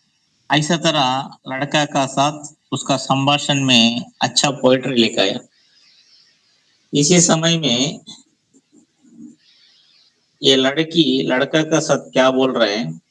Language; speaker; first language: Hindi; non-native, local second language; Telugu